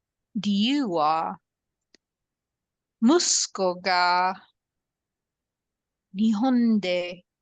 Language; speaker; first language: Japanese; non-native, learner; English